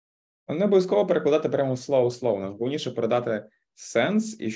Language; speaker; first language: Ukrainian; native; Ukrainian